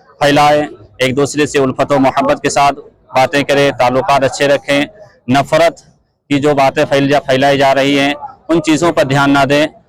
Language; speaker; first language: Urdu; native; Urdu